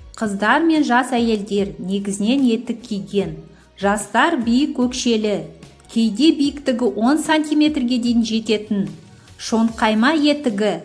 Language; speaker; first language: Kazakh; native; Kazakh